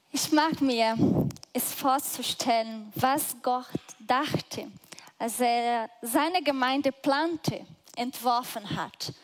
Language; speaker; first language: German; non-native, fluent; Portuguese